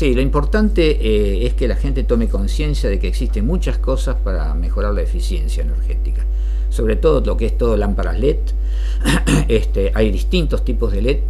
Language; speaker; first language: Spanish; native; Spanish